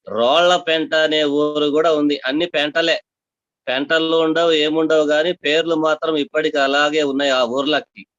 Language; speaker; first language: Telugu; non-native, local second language; Tamil